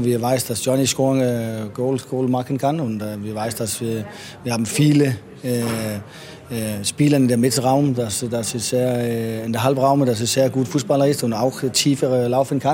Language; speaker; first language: German; non-native, learner; Danish